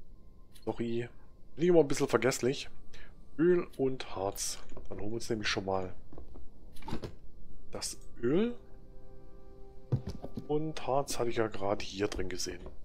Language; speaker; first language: German; native; German